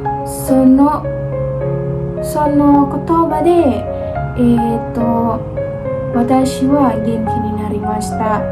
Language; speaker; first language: Japanese; non-native, learner; Indonesian